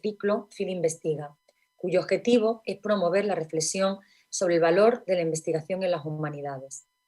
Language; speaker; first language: Spanish; native; Spanish